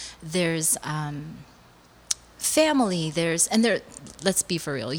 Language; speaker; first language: English; early bilingual, other home language; Korean